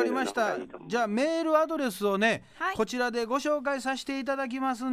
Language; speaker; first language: Japanese; native; Japanese